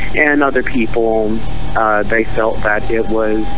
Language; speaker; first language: English; native; English